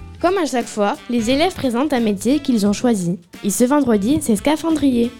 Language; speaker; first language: French; native; French